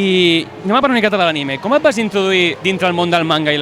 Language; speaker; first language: Catalan; native; Catalan